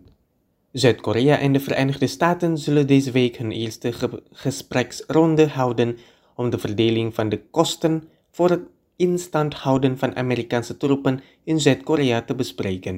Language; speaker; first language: Dutch; non-native, fluent; Indonesian